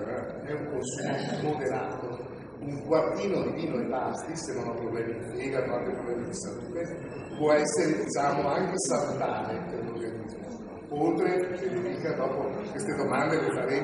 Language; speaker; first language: Italian; native; Italian